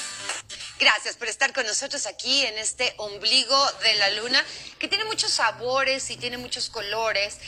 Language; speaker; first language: Spanish; native; Spanish